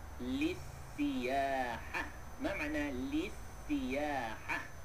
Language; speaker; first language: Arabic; non-native, fluent; Malay